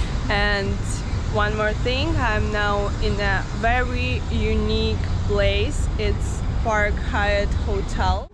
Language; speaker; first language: English; non-native, fluent; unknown